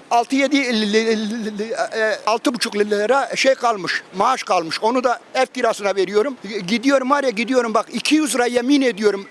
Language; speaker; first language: Turkish; native; Turkish